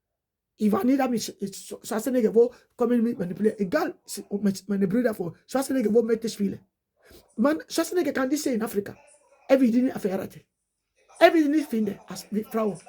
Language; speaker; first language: German; non-native, learner; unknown